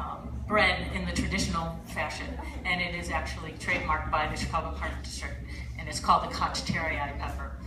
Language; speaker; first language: English; native; English